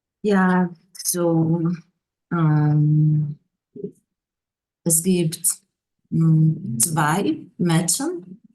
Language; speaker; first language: German; non-native, learner; Portuguese